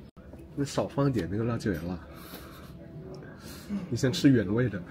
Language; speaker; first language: Chinese; non-native, fluent; Indonesian